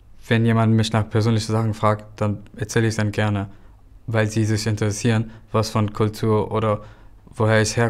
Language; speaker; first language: German; non-native, fluent; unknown